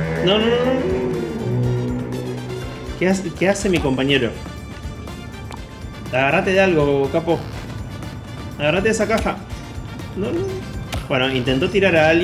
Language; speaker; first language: Spanish; native; Spanish